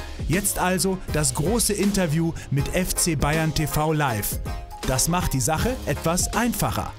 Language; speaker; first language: German; native; German